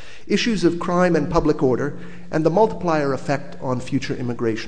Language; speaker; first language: English; native; English